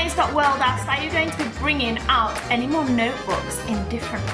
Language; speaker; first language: English; native; English